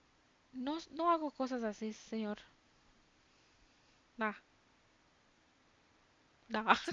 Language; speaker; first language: Spanish; early bilingual, heritage; English